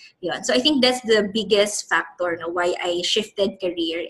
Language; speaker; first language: English; non-native, local second language; Filipino